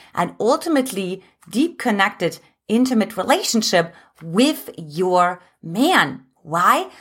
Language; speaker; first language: English; non-native, fluent; German